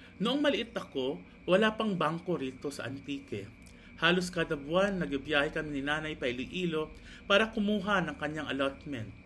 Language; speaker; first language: Filipino; non-native, local second language; Hiligaynon